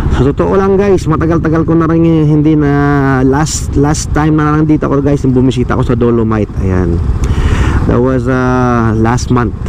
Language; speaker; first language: Filipino; non-native, local second language; Waray